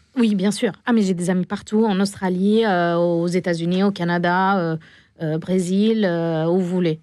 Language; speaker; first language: French; non-native, fluent; Arabic